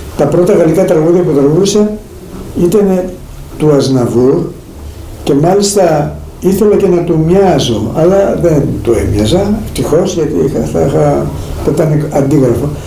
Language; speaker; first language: Greek; early bilingual, heritage; Greek